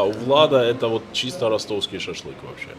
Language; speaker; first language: Russian; native; Russian